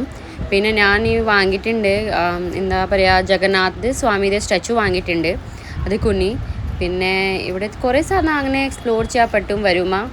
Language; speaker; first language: Malayalam; non-native, learner; Hindi